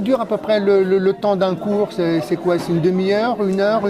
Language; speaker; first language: French; native; French